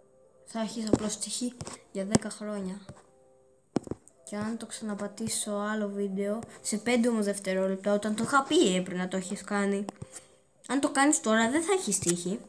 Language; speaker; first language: Greek; early bilingual, heritage; Greek